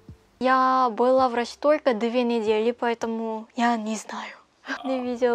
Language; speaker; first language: Russian; non-native, learner; Korean